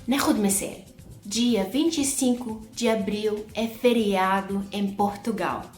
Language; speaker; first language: Portuguese; non-native, fluent; Arabic